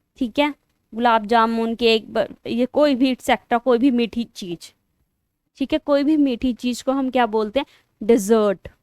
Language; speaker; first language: Hindi; non-native, local second language; Punjabi